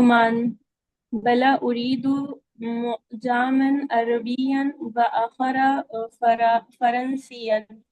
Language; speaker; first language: Arabic; non-native, learner; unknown